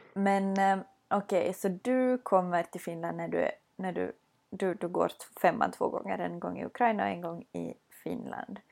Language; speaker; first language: Swedish; native; Swedish